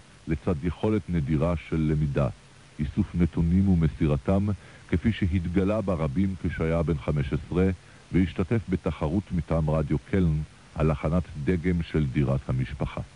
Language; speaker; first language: Hebrew; native; Hebrew